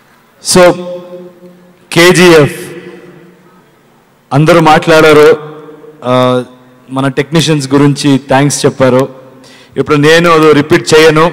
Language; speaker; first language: Telugu; non-native, learner; Kannada